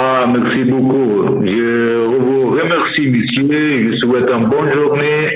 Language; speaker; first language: French; non-native, learner; Arabic